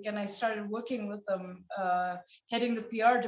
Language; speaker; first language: English; non-native, local second language; Nepali